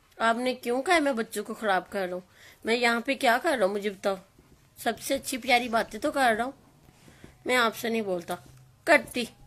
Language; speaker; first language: Urdu; native; Urdu